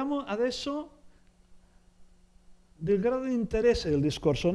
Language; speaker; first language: Italian; non-native, fluent; Catalan